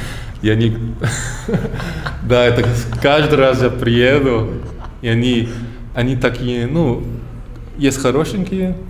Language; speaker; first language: Russian; early bilingual, heritage; German